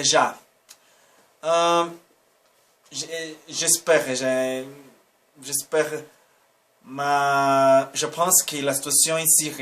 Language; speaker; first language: French; non-native, learner; Portuguese